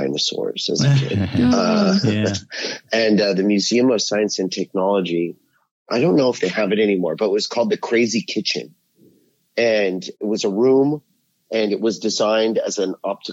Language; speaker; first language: English; native; English